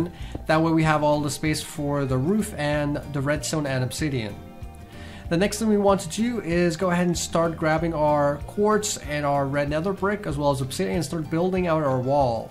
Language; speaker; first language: English; native; English